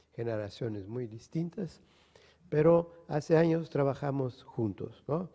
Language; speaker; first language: Spanish; non-native, fluent; Portuguese